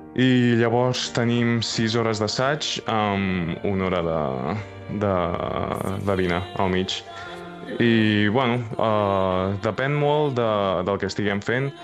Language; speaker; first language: Catalan; native; Catalan